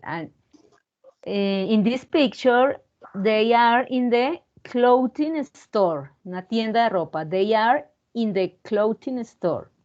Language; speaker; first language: English; non-native, learner; Spanish